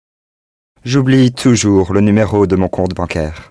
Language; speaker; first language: French; non-native, learner; English